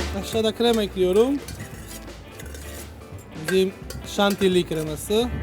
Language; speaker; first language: Turkish; non-native, learner; Italian